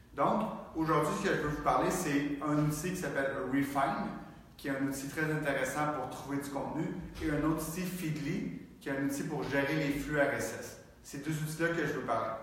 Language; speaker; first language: French; native; French